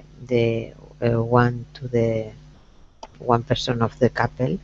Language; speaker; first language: English; non-native, learner; Spanish